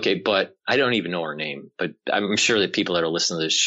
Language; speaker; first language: English; native; English